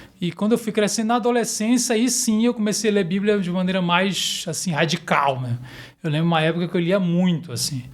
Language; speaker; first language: Portuguese; native; Portuguese